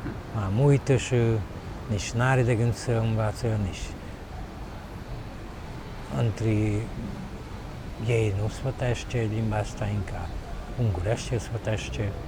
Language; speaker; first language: Romanian; early bilingual, heritage; Romanian